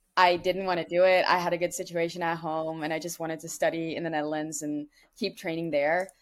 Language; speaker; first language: English; non-native, fluent; Dutch